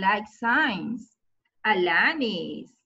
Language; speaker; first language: English; non-native, learner; Spanish